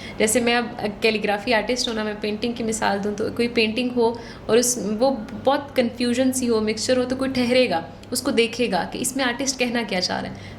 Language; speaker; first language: Urdu; native; Urdu